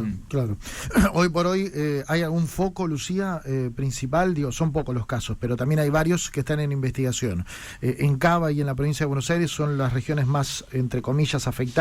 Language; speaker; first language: Spanish; native; Spanish